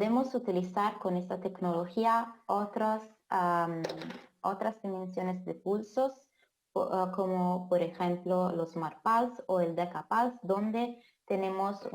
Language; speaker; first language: Spanish; non-native, fluent; Italian